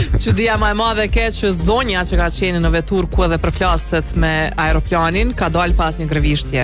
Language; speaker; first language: Albanian; native; Albanian